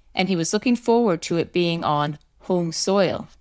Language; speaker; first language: English; native; English